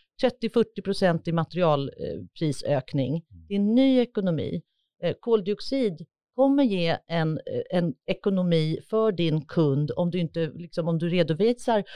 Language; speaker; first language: Swedish; native; Swedish